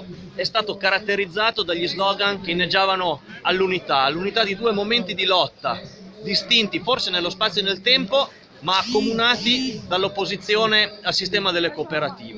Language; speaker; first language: Italian; native; Italian